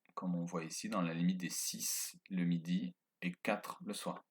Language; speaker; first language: French; native; French